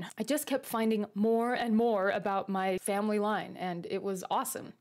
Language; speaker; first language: English; native; English